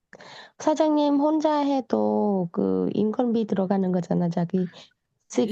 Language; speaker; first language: Korean; non-native, learner; Vietnamese